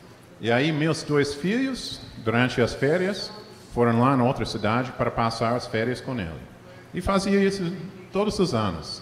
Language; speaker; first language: Portuguese; non-native, fluent; English